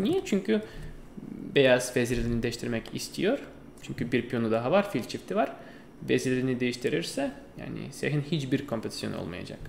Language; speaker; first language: Turkish; non-native, fluent; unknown